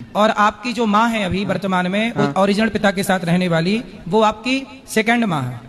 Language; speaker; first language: Hindi; native; Hindi